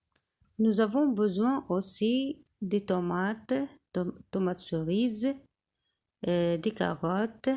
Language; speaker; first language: French; non-native, local second language; Arabic